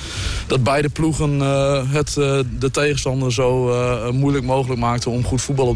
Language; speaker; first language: Dutch; native; Dutch